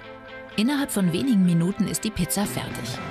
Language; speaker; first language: German; native; German